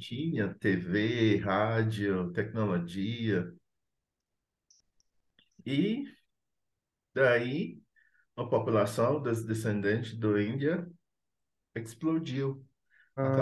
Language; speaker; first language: Portuguese; non-native, fluent; English